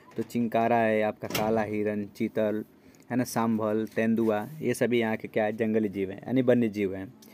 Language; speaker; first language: Hindi; native; Hindi